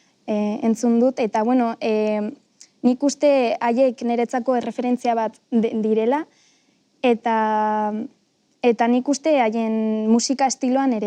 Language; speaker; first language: Basque; non-native, local second language; Spanish